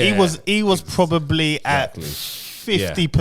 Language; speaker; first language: English; native; English